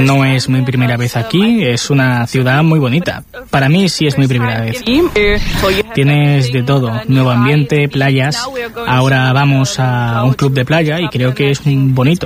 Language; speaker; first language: Spanish; non-native, learner; German